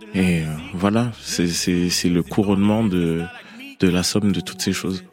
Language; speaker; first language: French; native; French